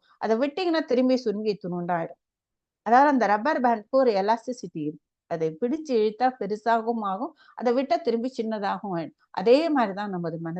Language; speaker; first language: Tamil; native; Tamil